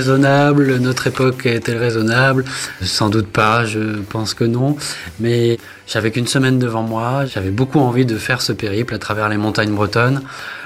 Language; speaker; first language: French; native; French